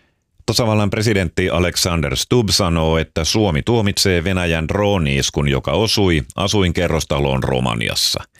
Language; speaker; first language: Finnish; native; Finnish